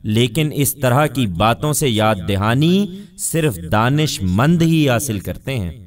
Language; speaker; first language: Urdu; non-native, local second language; Punjabi